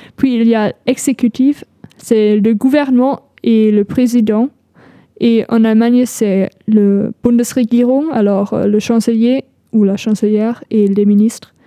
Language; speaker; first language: French; non-native, fluent; German